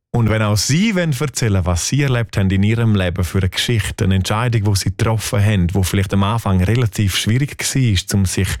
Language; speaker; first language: German; native; German